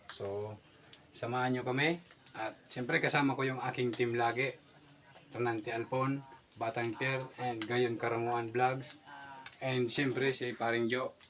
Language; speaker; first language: Filipino; non-native, local second language; Bikol